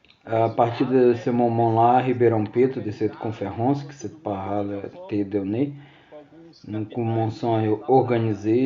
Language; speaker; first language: French; non-native, learner; Portuguese